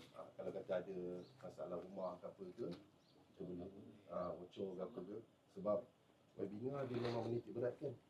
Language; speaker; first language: Malay; native; Malay